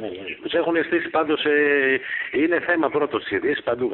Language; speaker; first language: Greek; native; Greek